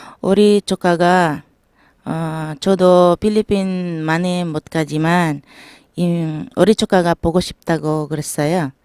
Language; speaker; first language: Korean; non-native, learner; Filipino